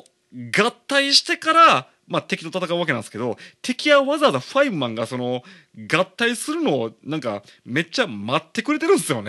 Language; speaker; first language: Japanese; native; Japanese